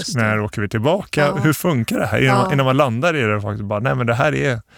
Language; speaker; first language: Swedish; early bilingual, other home language; Bosnian